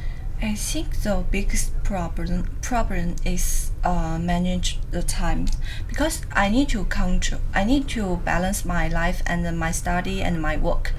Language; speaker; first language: English; non-native, learner; Chinese